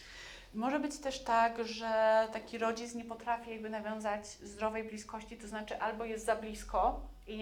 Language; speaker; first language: Polish; native; Polish